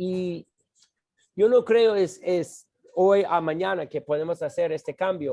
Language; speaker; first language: Spanish; non-native, fluent; English